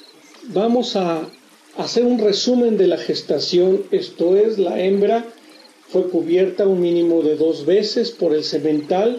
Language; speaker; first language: Spanish; native; Spanish